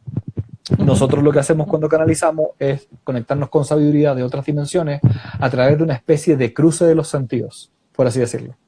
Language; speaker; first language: Spanish; native; Spanish